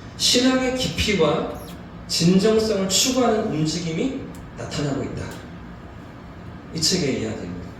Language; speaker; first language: Korean; native; Korean